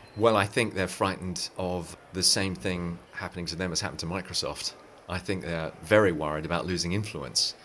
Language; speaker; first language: English; native; English